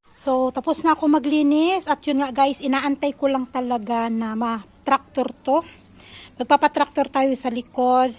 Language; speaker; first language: Filipino; native; Filipino